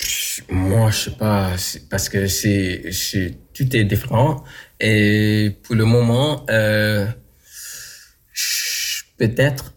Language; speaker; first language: French; non-native, local second language; English